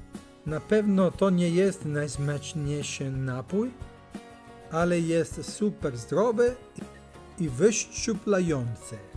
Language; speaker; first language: Polish; non-native, learner; Italian